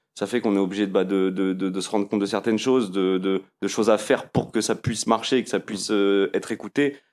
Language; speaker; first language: French; native; French